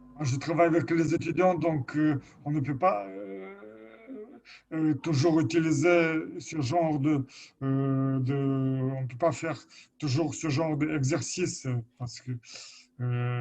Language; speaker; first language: French; non-native, fluent; Lithuanian